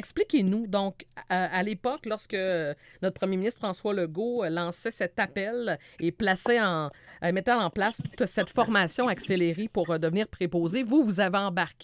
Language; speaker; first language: French; native; French